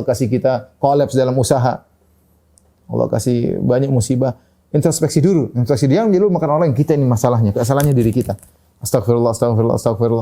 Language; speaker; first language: Indonesian; native; Indonesian